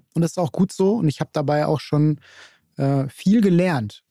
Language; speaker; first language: German; native; German